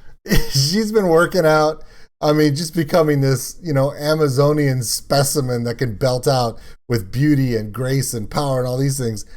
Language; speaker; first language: English; native; English